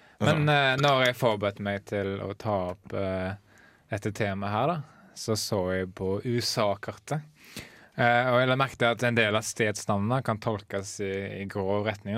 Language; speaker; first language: Norwegian; native; Norwegian